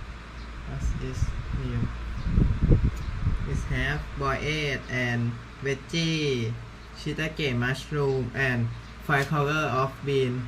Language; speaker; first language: English; non-native, learner; Thai